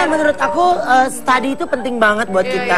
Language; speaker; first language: Indonesian; native; Indonesian